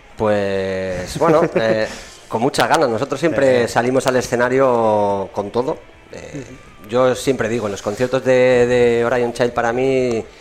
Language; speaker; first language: Spanish; native; Spanish